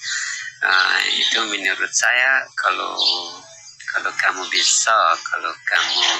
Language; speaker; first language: Indonesian; non-native, learner; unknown